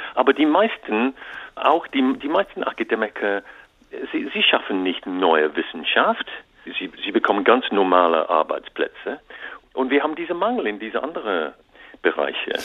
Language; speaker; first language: German; non-native, learner; English